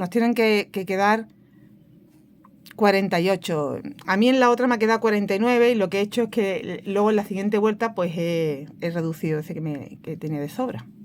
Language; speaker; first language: Spanish; native; Spanish